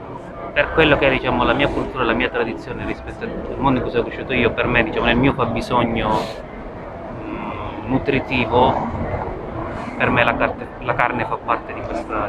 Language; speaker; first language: Italian; native; Italian